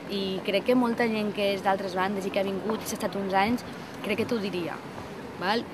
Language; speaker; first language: Catalan; non-native, local second language; Spanish